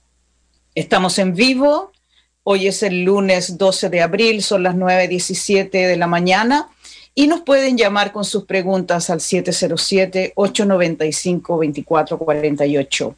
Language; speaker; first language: Spanish; native; Spanish